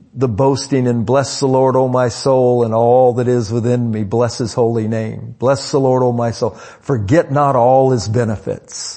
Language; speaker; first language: English; native; English